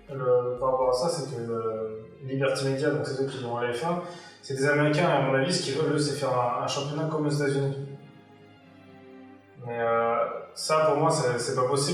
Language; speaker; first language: French; native; French